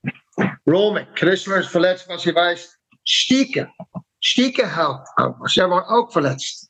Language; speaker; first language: German; non-native, fluent; English